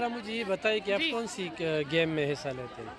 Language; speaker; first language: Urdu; non-native, local second language; Pashto